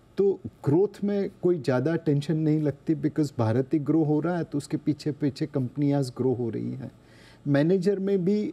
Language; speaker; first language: Hindi; non-native, local second language; Gujarati